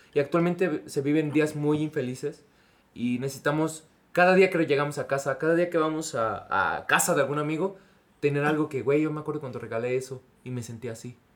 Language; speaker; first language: Spanish; native; Spanish